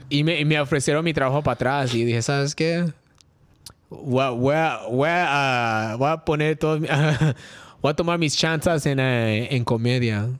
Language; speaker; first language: Spanish; early bilingual, heritage; Spanish